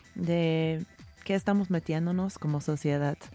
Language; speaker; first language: Spanish; non-native, fluent; English